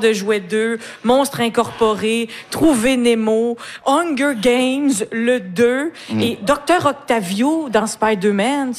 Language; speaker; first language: French; native; French